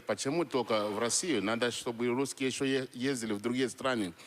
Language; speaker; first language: Russian; non-native, fluent; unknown